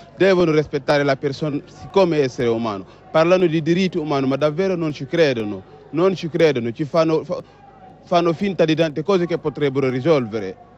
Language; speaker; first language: Italian; non-native, fluent; Wolof